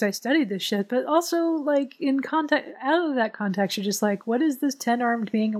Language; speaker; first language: English; native; English